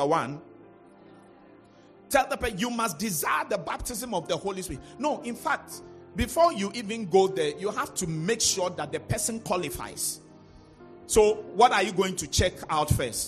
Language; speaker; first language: English; non-native, local second language; Ga